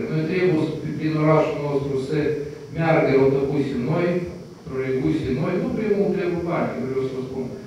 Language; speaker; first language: Romanian; non-native, local second language; Russian